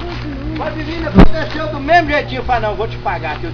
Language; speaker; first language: Portuguese; native; Portuguese